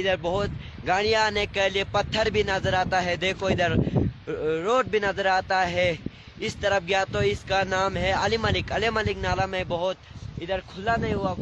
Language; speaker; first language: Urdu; non-native, local second language; Shina